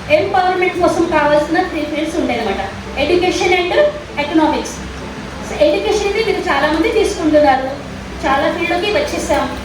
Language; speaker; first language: Telugu; non-native, local second language; Marathi